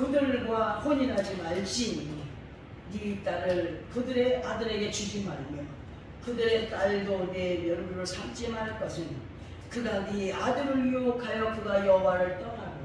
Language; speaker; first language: Korean; native; Korean